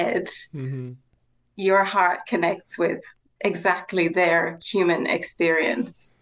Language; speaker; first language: English; native; English